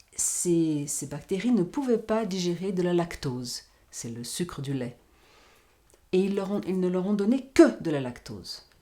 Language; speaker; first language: French; non-native, fluent; Portuguese